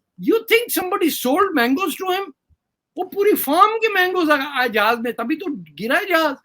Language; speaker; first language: Urdu; native; Urdu